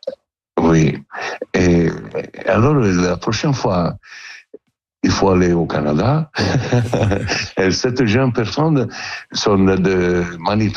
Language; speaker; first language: French; non-native, learner; Italian